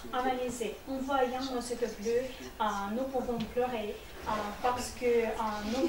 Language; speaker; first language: French; non-native, learner; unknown